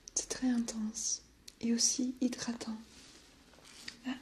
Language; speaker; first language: French; non-native, fluent; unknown